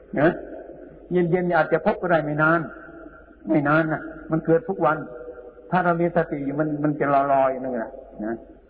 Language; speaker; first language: Thai; non-native, local second language; Northeastern Thai